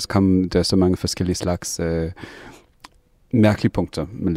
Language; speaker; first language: Danish; non-native, fluent; English